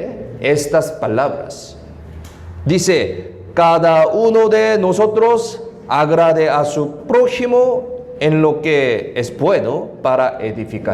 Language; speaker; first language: Spanish; non-native, fluent; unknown